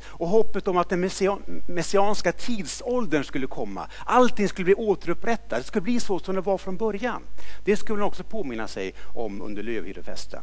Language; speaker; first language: Swedish; native; Swedish